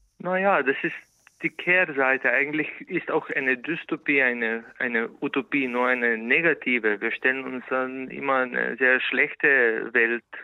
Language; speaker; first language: German; non-native, fluent; Slovenian